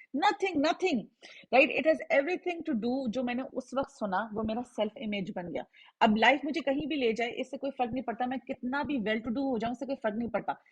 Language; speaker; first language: Hindi; native; Hindi